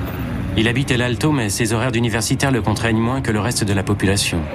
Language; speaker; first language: French; native; French